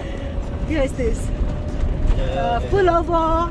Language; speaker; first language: German; non-native, learner; Filipino